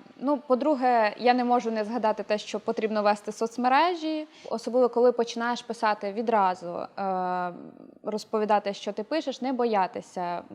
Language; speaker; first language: Ukrainian; native; Ukrainian